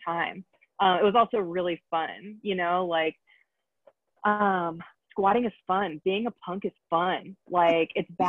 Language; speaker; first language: English; native; English